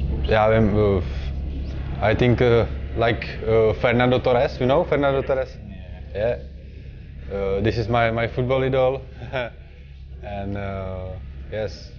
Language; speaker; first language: English; non-native, learner; Czech